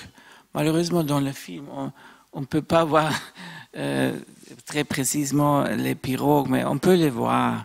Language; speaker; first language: French; non-native, fluent; German